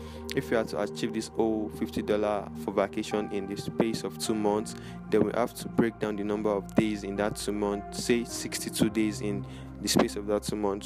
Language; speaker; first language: English; non-native, local second language; Yoruba